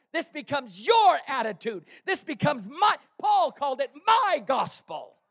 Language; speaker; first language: English; native; English